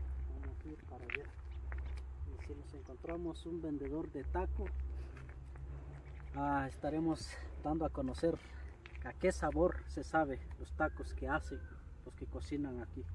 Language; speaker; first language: Spanish; native; Spanish